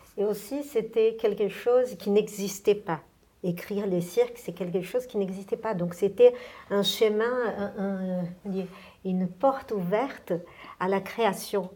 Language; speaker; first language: French; non-native, fluent; Portuguese